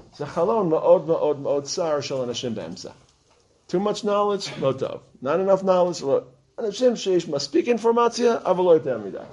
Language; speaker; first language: Hebrew; non-native, fluent; English